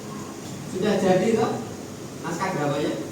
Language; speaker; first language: Indonesian; native; Indonesian